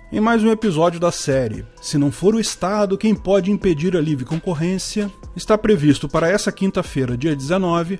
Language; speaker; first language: Portuguese; native; Portuguese